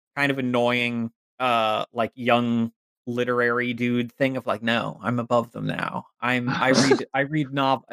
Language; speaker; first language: English; native; English